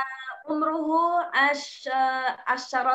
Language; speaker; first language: Arabic; non-native, learner; Indonesian